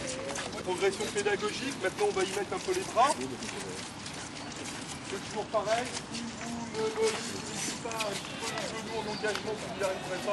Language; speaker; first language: French; native; French